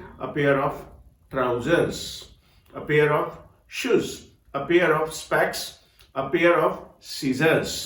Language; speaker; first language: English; non-native, fluent; Hindi